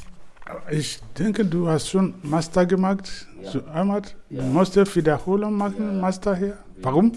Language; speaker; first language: German; non-native, fluent; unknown